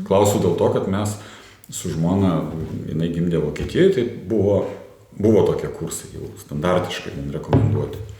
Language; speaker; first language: Lithuanian; native; Lithuanian